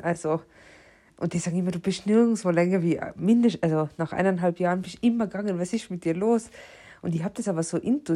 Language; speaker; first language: German; native; German